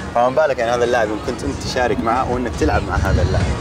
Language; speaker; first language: Arabic; native; Arabic